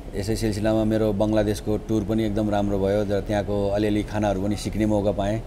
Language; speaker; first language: Nepali; native; Nepali